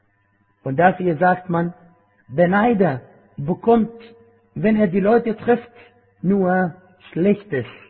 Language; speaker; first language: German; non-native, fluent; Arabic